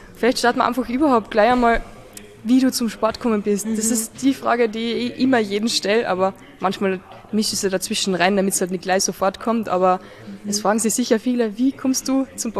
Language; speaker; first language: German; native; German